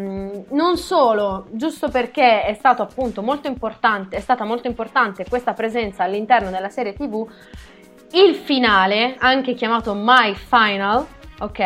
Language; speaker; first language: Italian; native; Italian